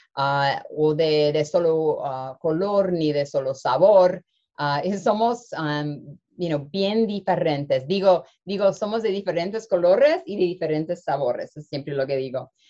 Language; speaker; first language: Spanish; early bilingual, heritage; Spanish